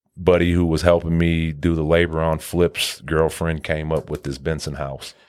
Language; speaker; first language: English; native; English